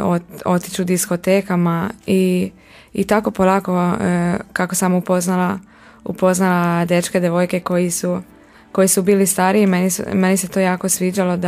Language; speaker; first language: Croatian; non-native, local second language; Hungarian